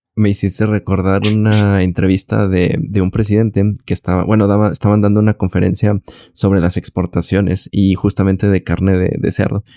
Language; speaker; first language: Spanish; native; Spanish